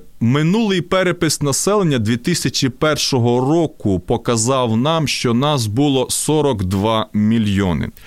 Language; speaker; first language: Ukrainian; non-native, local second language; Russian